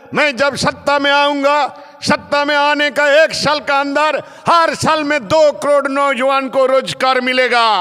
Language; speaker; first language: Hindi; non-native, local second language; Bangla